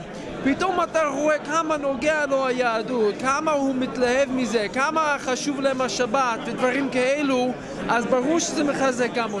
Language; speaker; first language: Hebrew; non-native, fluent; English